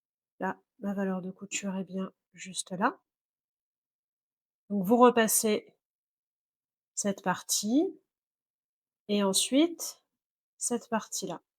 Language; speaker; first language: French; native; French